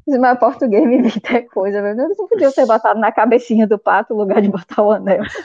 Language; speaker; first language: Portuguese; native; Portuguese